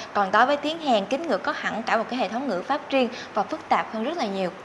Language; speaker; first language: Vietnamese; native; Vietnamese